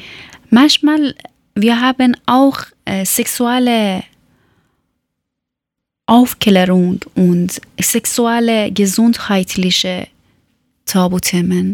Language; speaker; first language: German; non-native, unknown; Persian